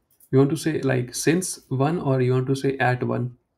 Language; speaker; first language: English; non-native, local second language; Hindi